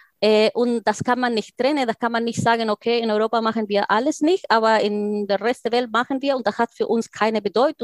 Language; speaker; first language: German; non-native, fluent; Spanish